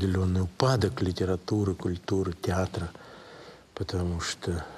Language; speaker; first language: Russian; native; Russian